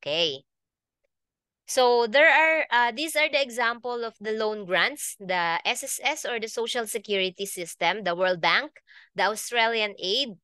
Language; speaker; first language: English; non-native, local second language; Filipino